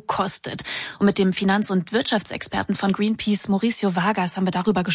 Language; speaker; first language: German; native; German